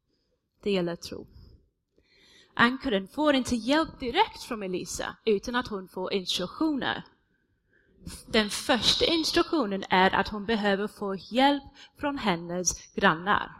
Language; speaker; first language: Swedish; non-native, fluent; English